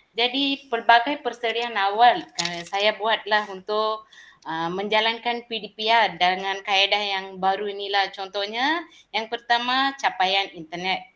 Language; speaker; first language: Malay; non-native, local second language; Tamil